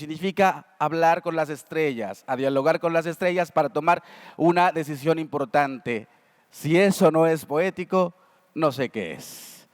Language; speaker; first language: Spanish; native; Spanish